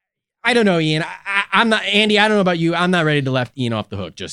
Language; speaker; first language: English; native; English